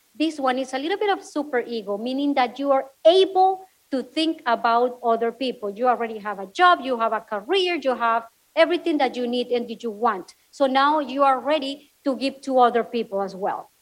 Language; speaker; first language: English; non-native, fluent; Spanish